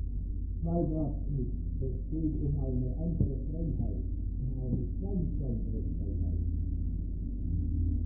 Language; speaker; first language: German; native; German